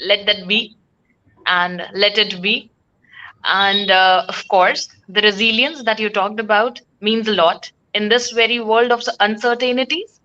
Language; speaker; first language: English; non-native, local second language; Hindi